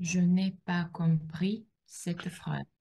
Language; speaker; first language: French; non-native, learner; Russian